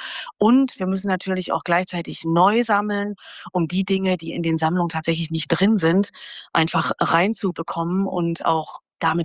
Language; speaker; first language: German; native; German